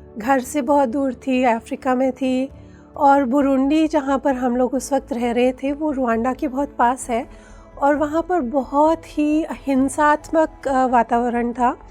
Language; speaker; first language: Hindi; native; Hindi